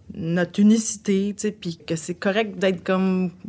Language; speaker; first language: French; native; French